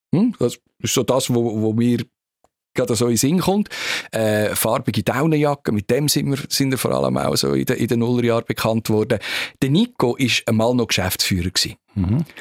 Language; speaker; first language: German; native; German